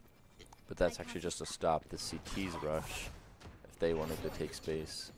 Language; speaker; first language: English; native; English